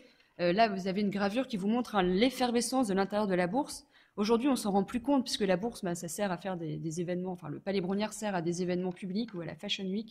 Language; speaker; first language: French; native; French